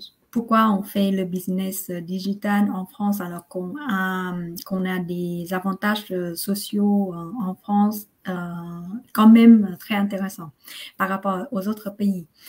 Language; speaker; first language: French; non-native, fluent; Vietnamese